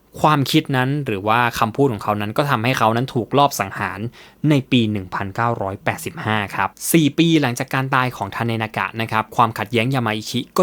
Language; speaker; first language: Thai; native; Thai